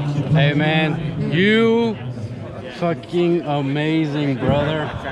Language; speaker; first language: English; early bilingual, other home language; Spanish